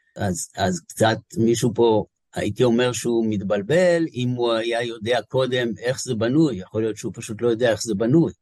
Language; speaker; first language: Hebrew; native; Hebrew